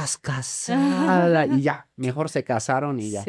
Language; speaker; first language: Spanish; native; Spanish